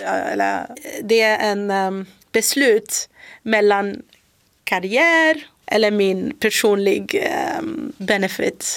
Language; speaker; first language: Swedish; non-native, fluent; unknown